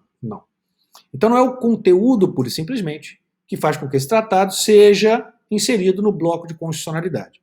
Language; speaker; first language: Portuguese; native; Portuguese